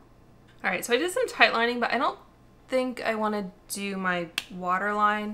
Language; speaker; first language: English; native; English